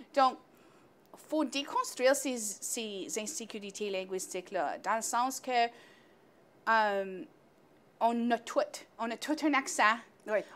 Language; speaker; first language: French; native; French